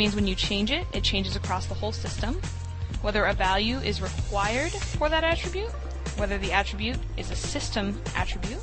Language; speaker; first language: English; native; English